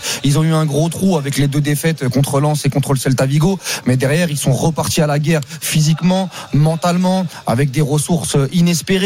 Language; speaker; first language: French; native; French